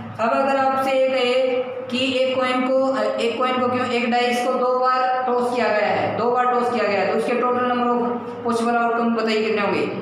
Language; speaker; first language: Hindi; native; Hindi